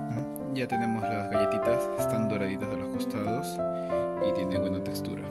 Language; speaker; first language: Spanish; native; Spanish